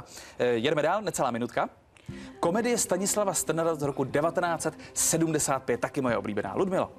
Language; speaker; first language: Czech; native; Czech